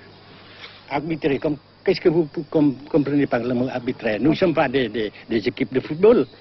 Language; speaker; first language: French; non-native, fluent; Vietnamese